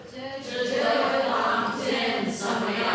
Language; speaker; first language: Chinese; non-native, learner; Filipino